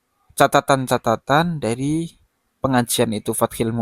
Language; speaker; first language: Indonesian; native; Indonesian